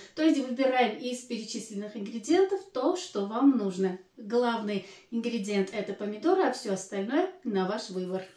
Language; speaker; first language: Russian; non-native, local second language; Armenian